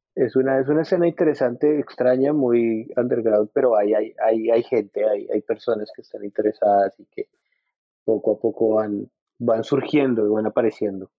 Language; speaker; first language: Spanish; native; Spanish